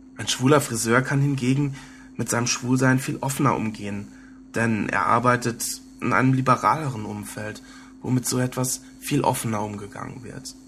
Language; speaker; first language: German; native; German